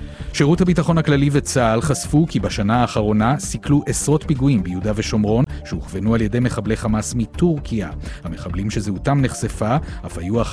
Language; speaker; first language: Hebrew; native; Hebrew